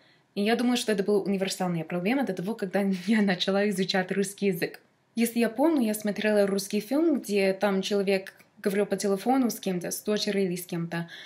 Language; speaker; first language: Russian; non-native, fluent; English